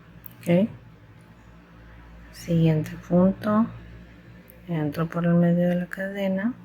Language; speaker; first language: Spanish; native; Spanish